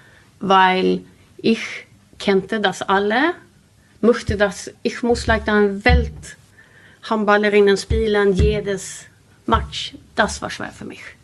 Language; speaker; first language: German; non-native, learner; Swedish